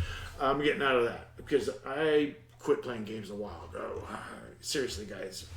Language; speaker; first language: English; native; English